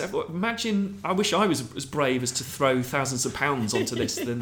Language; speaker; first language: English; native; English